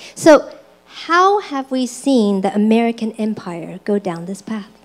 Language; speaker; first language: English; early bilingual, other home language; Chinese